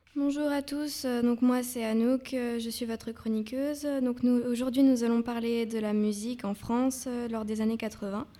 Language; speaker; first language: French; native; French